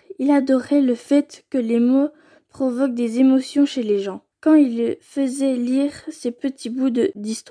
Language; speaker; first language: French; native; French